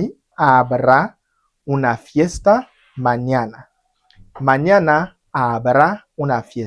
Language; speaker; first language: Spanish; non-native, fluent; Haitian Creole